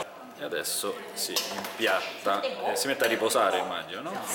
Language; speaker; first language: Italian; native; Italian